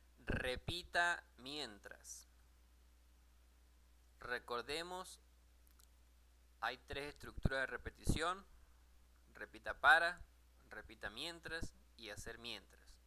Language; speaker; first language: Spanish; native; Spanish